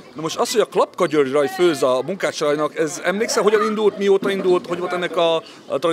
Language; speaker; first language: Hungarian; native; Hungarian